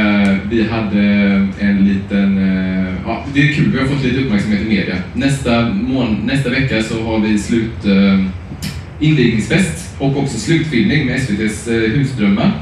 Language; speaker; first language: Swedish; native; Swedish